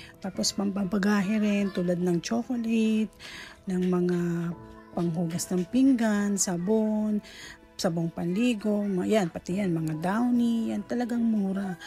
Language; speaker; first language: Filipino; native; Filipino